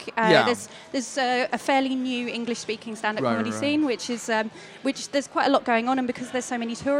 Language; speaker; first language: English; native; English